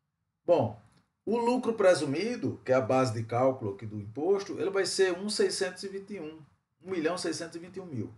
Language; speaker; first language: Portuguese; native; Portuguese